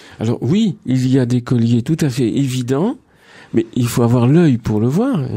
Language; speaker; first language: French; native; French